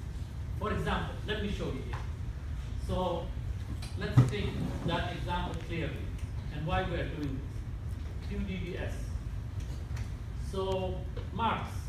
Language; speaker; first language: English; non-native, fluent; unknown